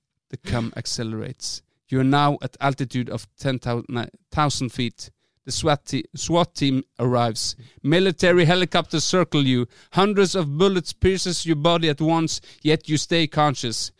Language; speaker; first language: English; non-native, fluent; Norwegian